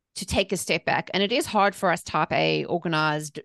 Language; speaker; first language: English; native; English